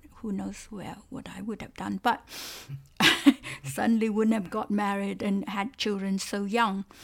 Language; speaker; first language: English; non-native, local second language; Cantonese